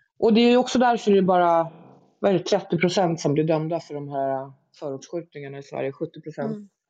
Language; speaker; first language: Swedish; native; Swedish